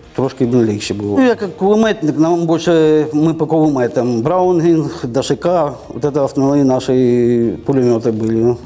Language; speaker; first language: Ukrainian; non-native, local second language; Russian